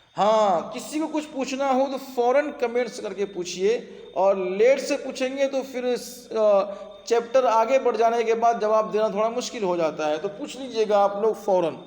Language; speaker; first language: Urdu; native; Urdu